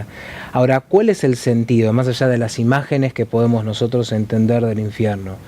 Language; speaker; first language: Spanish; native; Spanish